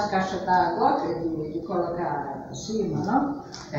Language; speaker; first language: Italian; non-native, learner; Portuguese